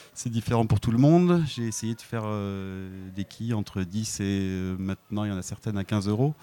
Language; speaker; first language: French; native; French